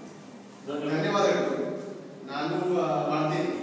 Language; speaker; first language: Kannada; non-native, learner; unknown